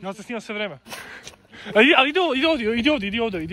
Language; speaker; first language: Serbian; native; Serbian